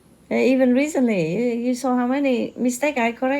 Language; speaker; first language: English; non-native, fluent; Vietnamese